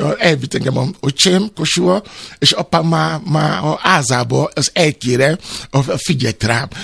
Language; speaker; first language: Hungarian; non-native, fluent; Yoruba